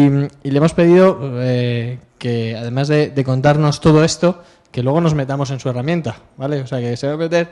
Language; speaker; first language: Spanish; native; Spanish